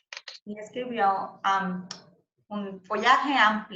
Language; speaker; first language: Spanish; early bilingual, heritage; Spanish